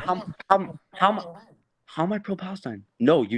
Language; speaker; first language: English; native; English